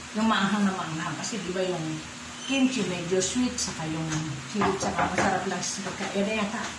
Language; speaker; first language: Filipino; native; Filipino